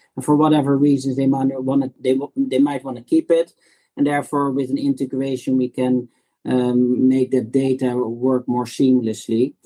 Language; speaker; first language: English; non-native, fluent; Dutch